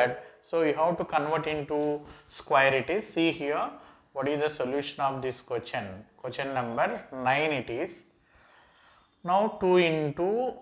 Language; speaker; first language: English; non-native, local second language; Telugu